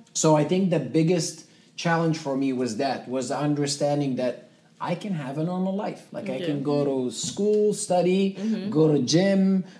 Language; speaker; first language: English; non-native, fluent; Central Atlas Tamazight